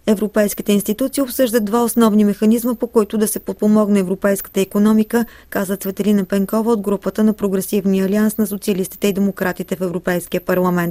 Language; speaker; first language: Bulgarian; native; Bulgarian